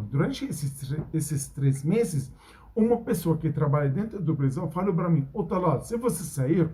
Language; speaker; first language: Portuguese; non-native, learner; Arabic